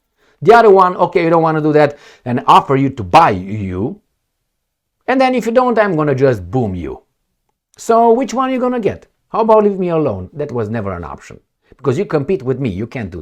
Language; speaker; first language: English; non-native, fluent; Romanian